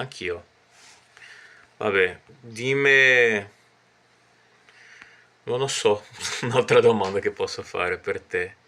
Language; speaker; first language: Italian; non-native, fluent; Portuguese